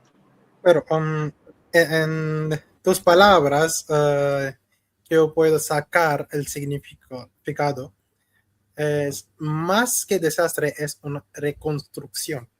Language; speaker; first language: Spanish; non-native, fluent; Hindi